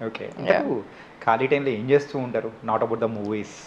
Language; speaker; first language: Telugu; native; Telugu